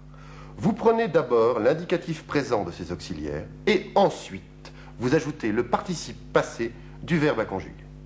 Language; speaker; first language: French; native; French